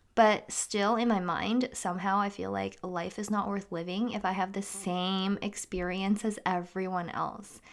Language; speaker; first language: English; native; English